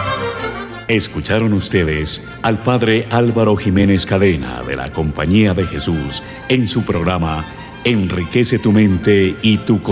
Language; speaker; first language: Spanish; native; Spanish